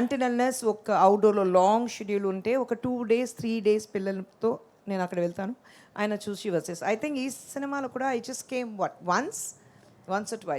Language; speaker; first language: Telugu; non-native, fluent; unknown